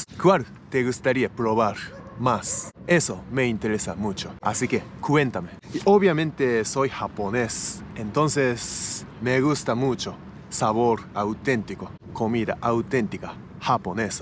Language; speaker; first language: Spanish; non-native, learner; Japanese